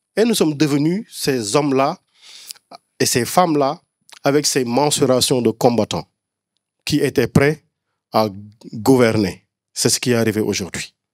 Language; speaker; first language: French; non-native, local second language; Wolof